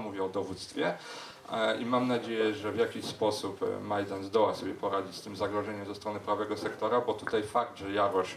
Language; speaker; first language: Polish; native; Polish